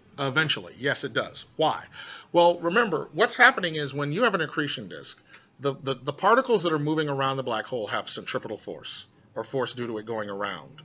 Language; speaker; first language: English; native; English